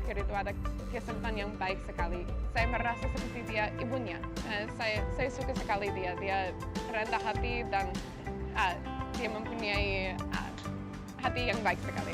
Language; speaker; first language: Indonesian; non-native, learner; English